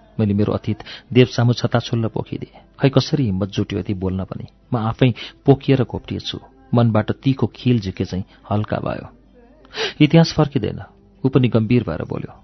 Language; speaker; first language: Nepali; native; Nepali